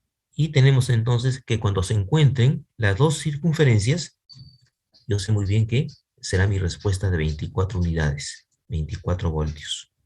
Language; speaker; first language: Spanish; native; Spanish